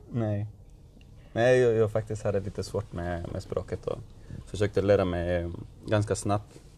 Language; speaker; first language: Swedish; non-native, learner; Spanish